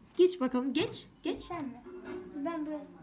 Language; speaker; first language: Turkish; native; Turkish